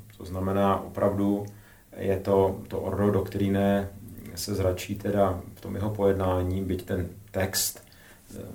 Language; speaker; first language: Czech; native; Czech